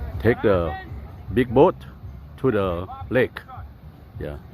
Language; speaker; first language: English; non-native, fluent; Lao